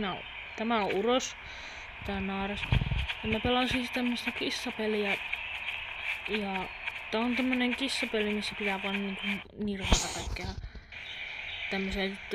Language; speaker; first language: Finnish; native; Finnish